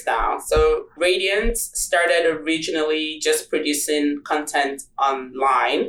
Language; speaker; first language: English; non-native, local second language; Igbo